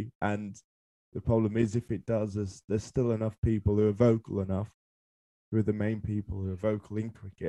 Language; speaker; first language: English; native; English